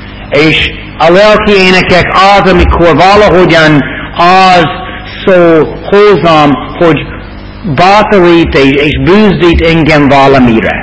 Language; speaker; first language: Hungarian; non-native, fluent; English